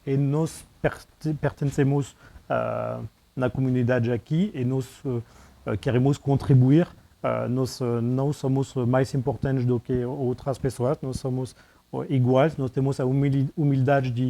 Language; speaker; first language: Portuguese; non-native, fluent; French